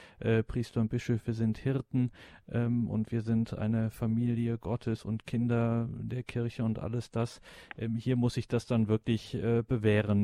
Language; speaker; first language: German; native; German